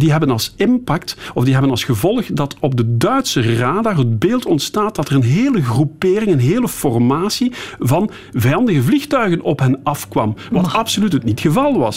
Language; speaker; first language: Dutch; native; Dutch